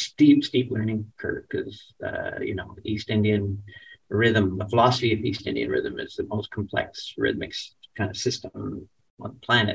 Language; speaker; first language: English; native; English